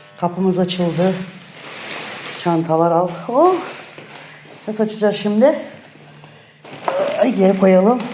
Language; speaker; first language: Turkish; native; Turkish